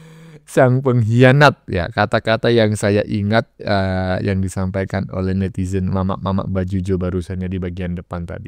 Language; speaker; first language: Indonesian; native; Indonesian